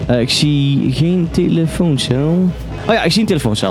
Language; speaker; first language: Dutch; native; Dutch